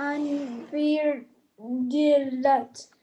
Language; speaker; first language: French; non-native, learner; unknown